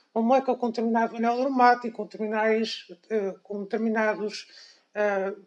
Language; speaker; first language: Portuguese; native; Portuguese